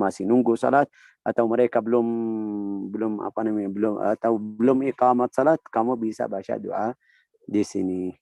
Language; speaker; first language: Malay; non-native, learner; Arabic